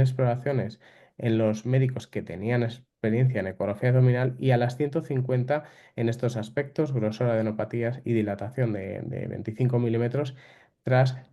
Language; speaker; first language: Spanish; native; Spanish